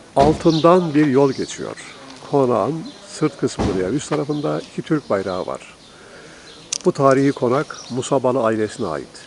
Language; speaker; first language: Turkish; native; Turkish